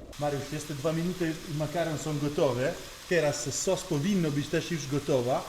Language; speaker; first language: Polish; non-native, learner; Italian